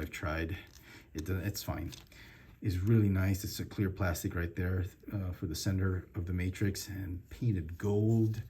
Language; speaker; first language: English; native; English